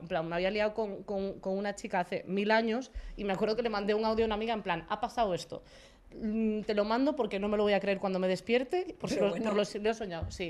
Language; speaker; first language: Spanish; native; Spanish